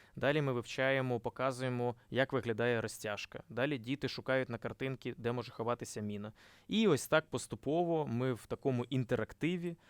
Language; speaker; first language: Ukrainian; non-native, local second language; Russian